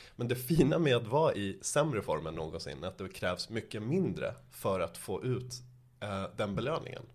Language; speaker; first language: Swedish; early bilingual, other home language; Persian